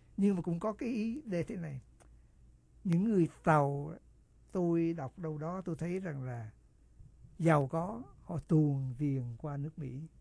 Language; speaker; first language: Vietnamese; native; Vietnamese